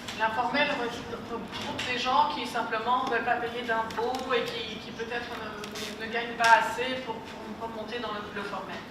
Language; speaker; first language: French; non-native, fluent; German